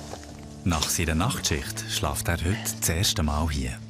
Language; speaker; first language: German; native; German